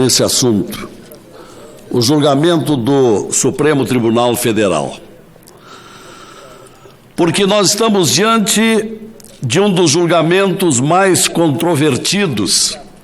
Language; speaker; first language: Portuguese; native; Portuguese